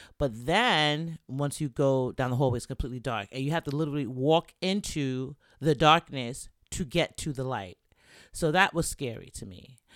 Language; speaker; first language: English; native; English